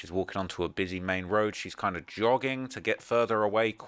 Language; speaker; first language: English; native; English